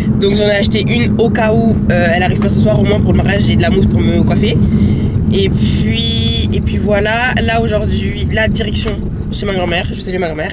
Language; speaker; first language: French; early bilingual, other home language; Bambara